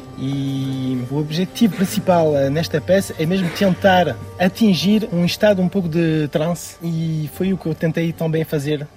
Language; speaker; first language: Portuguese; early bilingual, heritage; French